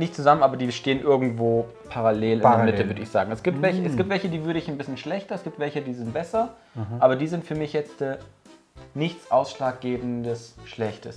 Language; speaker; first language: German; native; German